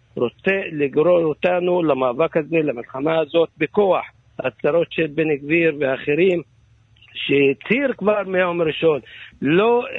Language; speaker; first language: Hebrew; non-native, local second language; Arabic